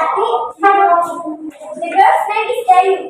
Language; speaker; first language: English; non-native, fluent; Indonesian